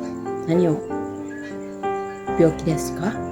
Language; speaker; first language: Japanese; non-native, learner; Indonesian